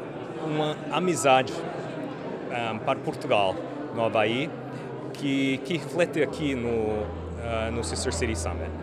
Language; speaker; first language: Portuguese; early bilingual, heritage; English